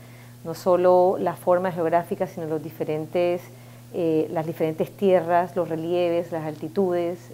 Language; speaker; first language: Spanish; native; Spanish